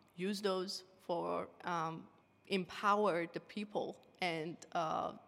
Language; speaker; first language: English; non-native, fluent; Persian